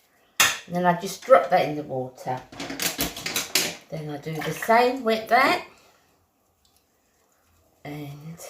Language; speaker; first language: English; native; English